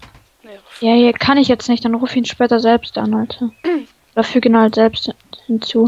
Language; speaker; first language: German; native; German